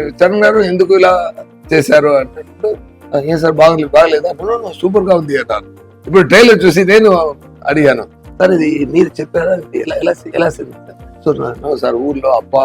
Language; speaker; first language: Telugu; non-native, learner; Tamil